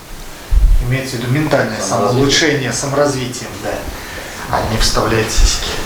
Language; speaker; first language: Russian; native; Russian